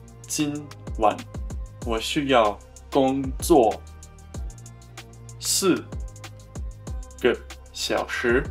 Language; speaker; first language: Chinese; non-native, learner; German